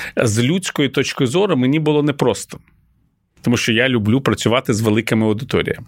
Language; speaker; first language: Ukrainian; non-native, local second language; Russian